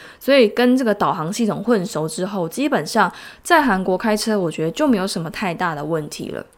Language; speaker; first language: Chinese; native; Chinese